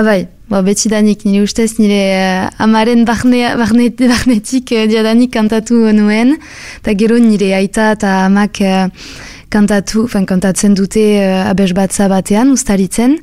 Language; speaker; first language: Basque; non-native, local second language; French